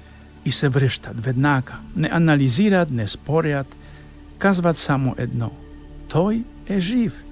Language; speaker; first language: Bulgarian; non-native, fluent; Polish